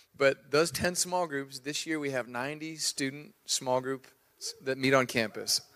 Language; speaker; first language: English; native; English